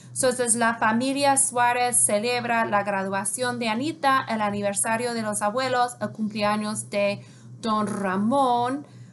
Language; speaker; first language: Spanish; non-native, fluent; English